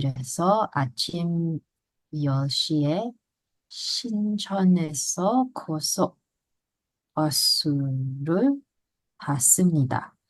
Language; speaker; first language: Korean; non-native, learner; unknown